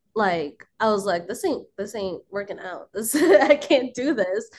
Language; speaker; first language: English; early bilingual, other home language; Filipino